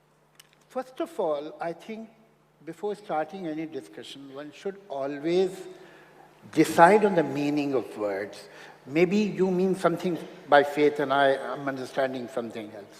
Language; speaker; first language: English; non-native, local second language; Hindi